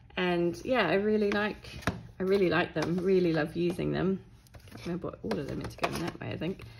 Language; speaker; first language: English; native; English